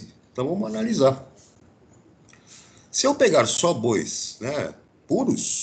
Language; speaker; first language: Portuguese; native; Portuguese